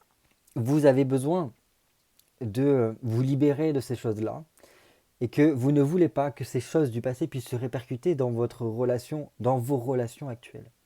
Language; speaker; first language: French; native; French